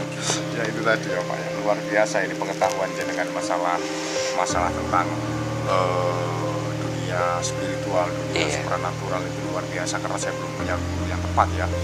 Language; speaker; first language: Indonesian; native; Indonesian